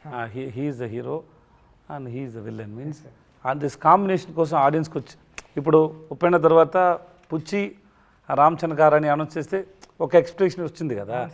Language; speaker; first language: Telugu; non-native, learner; Tamil